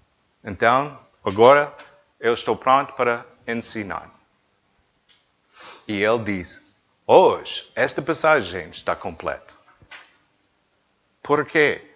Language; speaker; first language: Portuguese; non-native, learner; English